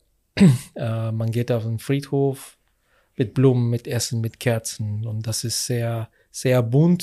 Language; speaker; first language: German; non-native, fluent; Spanish